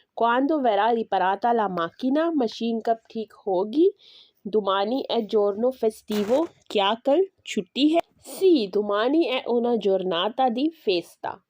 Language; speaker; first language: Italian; non-native, learner; Urdu